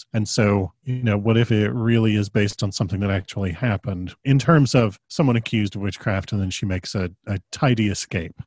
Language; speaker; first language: English; native; English